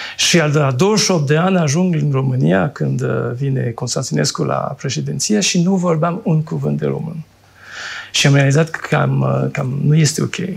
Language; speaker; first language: Romanian; non-native, fluent; French